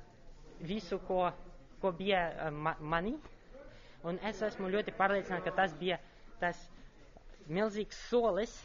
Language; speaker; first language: Latvian; non-native, local second language; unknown